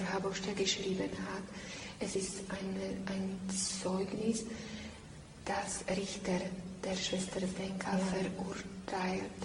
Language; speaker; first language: German; non-native, learner; Slovak